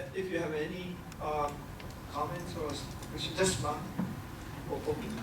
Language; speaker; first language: English; non-native, learner; Japanese